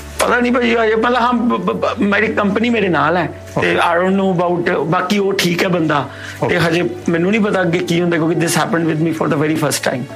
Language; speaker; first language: Punjabi; native; Punjabi